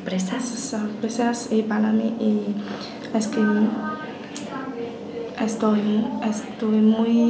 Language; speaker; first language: Spanish; non-native, learner; Chinese